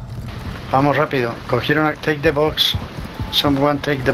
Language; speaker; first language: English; non-native, learner; Spanish